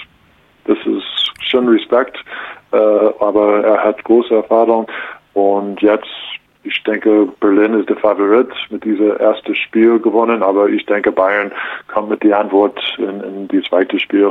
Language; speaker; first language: German; non-native, learner; English